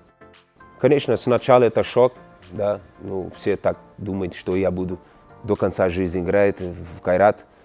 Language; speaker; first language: Russian; non-native, learner; Portuguese